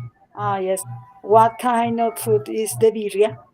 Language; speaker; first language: English; non-native, learner; Spanish